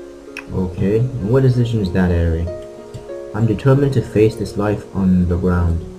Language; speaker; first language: English; native; English